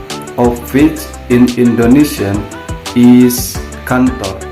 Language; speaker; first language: English; non-native, learner; Indonesian